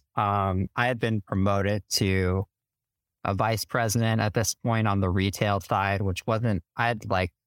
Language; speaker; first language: English; native; English